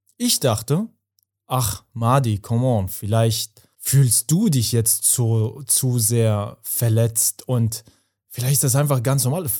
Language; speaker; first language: German; non-native, fluent; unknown